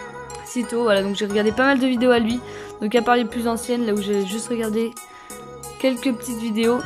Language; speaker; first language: French; native; French